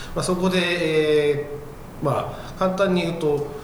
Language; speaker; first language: Japanese; native; Japanese